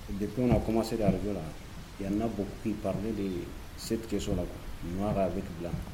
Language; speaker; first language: French; non-native, learner; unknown